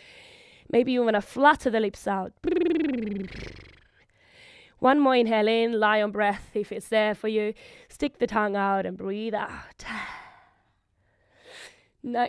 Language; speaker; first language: English; non-native, fluent; Finnish